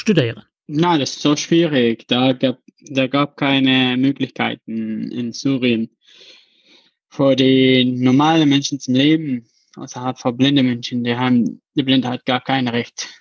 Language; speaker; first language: German; non-native, learner; Arabic